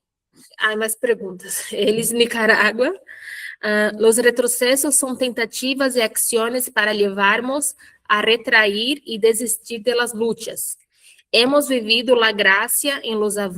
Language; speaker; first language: Spanish; non-native, fluent; Portuguese